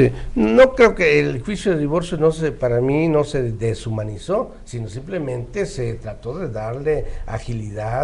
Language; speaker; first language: Spanish; native; Spanish